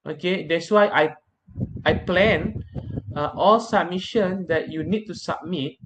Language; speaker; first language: English; non-native, local second language; Malay